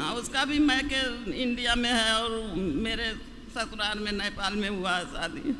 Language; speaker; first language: Hindi; native; Hindi